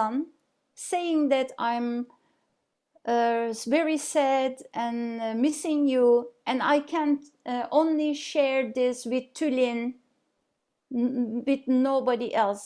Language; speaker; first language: English; non-native, fluent; Turkish